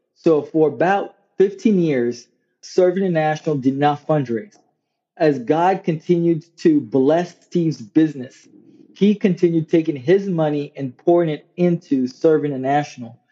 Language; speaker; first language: English; non-native, local second language; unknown